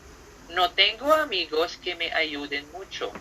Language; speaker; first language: Spanish; non-native, fluent; Filipino